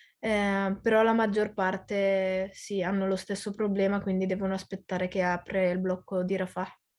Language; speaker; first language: Italian; early bilingual, other home language; Arabic